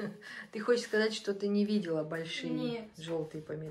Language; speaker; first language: Russian; native; Russian